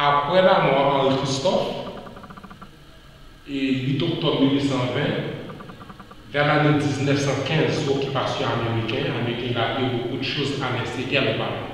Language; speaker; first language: French; non-native, local second language; Haitian Creole